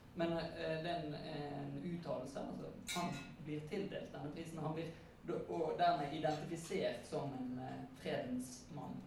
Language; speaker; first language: Norwegian; native; Norwegian